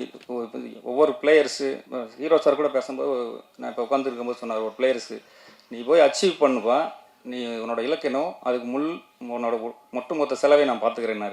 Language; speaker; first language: Tamil; native; Tamil